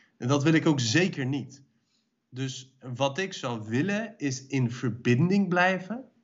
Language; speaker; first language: Dutch; early bilingual, other home language; Persian